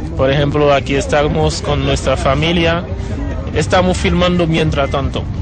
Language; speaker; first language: Spanish; non-native, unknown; Haitian Creole